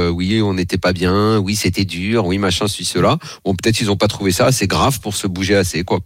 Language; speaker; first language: French; native; French